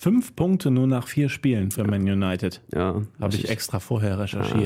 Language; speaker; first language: German; native; German